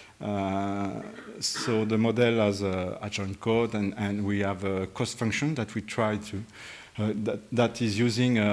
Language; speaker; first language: English; non-native, fluent; French